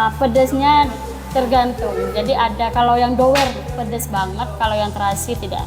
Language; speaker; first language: Indonesian; native; Indonesian